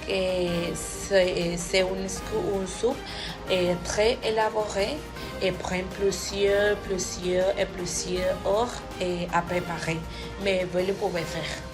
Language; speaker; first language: French; non-native, learner; Spanish